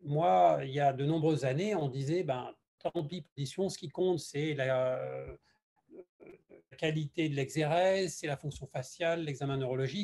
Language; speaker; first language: French; native; French